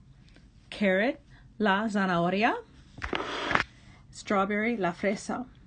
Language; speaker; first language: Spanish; non-native, fluent; English